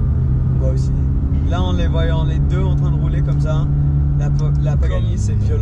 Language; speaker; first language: French; native; French